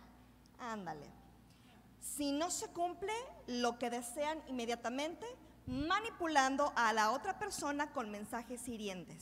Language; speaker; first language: Spanish; native; Spanish